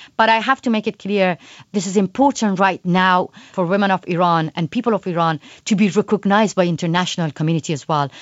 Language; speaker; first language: English; non-native, fluent; Persian